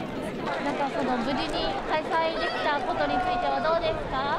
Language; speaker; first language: Japanese; native; Japanese